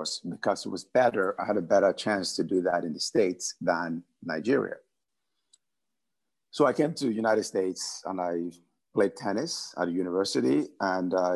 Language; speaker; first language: English; non-native, local second language; Igbo